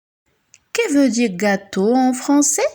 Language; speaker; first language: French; non-native, fluent; Spanish